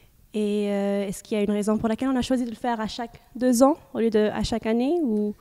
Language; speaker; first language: French; native; French